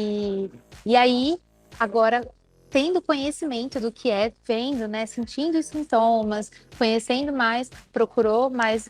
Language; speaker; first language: Portuguese; native; Portuguese